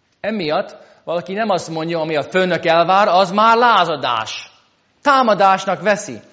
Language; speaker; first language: Hungarian; non-native, fluent; English